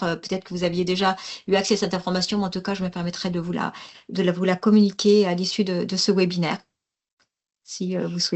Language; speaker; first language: French; native; French